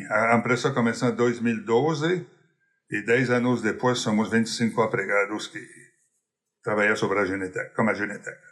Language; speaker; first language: Portuguese; non-native, fluent; English